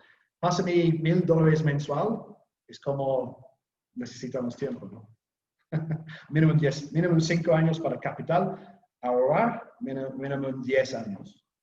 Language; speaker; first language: Spanish; non-native, learner; English